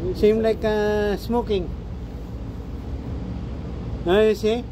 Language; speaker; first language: English; non-native, local second language; Filipino